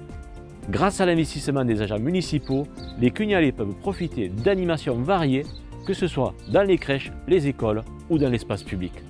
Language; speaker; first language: French; native; French